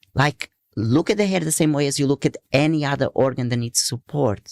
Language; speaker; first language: English; non-native, fluent; Portuguese